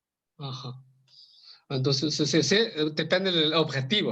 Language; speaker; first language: Spanish; non-native, learner; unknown